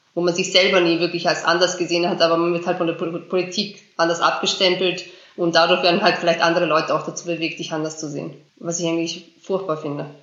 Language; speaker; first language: German; early bilingual, other home language; Bosnian